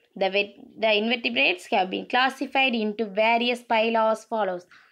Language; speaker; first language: English; non-native, local second language; Tamil